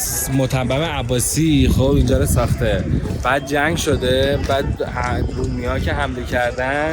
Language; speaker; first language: Persian; native; Persian